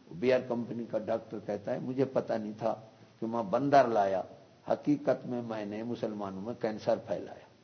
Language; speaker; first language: Urdu; non-native, local second language; Punjabi